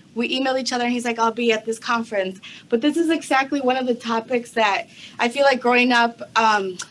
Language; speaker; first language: English; native; English